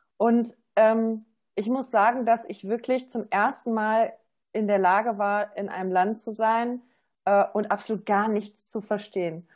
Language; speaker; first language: German; native; German